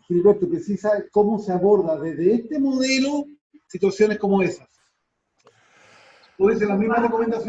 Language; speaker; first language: Spanish; native; Spanish